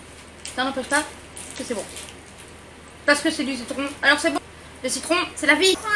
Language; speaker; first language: French; native; French